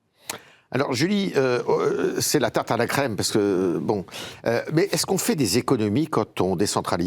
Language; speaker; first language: French; native; French